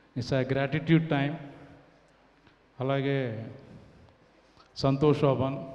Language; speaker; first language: Telugu; native; Telugu